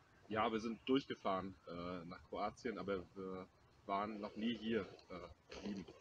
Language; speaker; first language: German; native; German